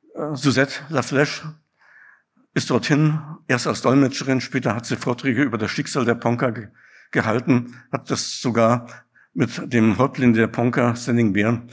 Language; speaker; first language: German; native; German